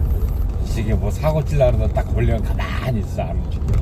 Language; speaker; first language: Korean; native; Korean